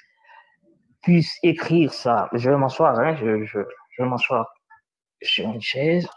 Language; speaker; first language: French; non-native, learner; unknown